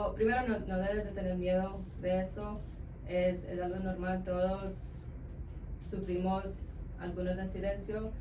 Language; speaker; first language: Spanish; early bilingual, heritage; Spanish